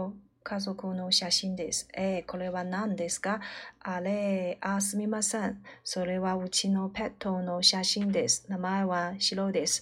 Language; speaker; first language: Japanese; non-native, learner; Chinese